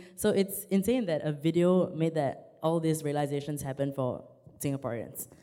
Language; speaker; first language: English; native; English